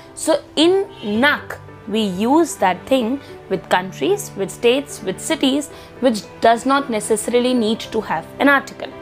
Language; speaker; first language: English; non-native, local second language; Hindi